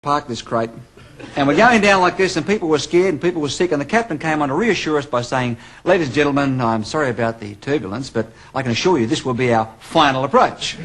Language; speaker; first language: English; native; English